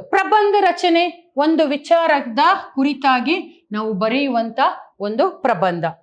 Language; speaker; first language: Kannada; native; Kannada